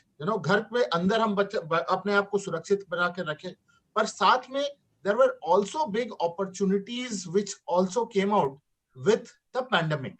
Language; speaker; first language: Hindi; native; Hindi